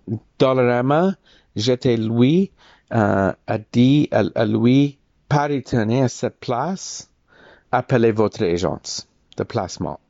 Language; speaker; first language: French; non-native, learner; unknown